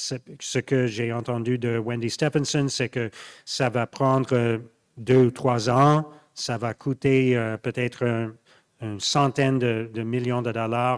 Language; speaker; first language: French; non-native, local second language; English